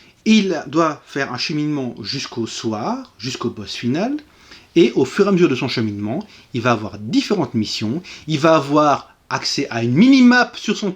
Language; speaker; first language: French; native; French